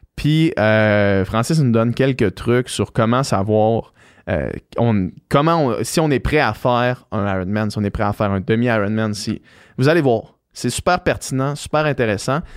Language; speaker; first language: French; native; French